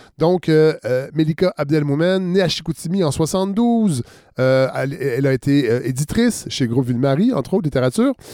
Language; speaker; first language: French; native; French